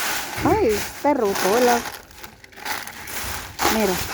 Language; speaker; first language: Spanish; non-native, fluent; Filipino